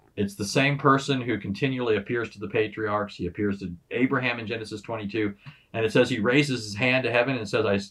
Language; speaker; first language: English; native; English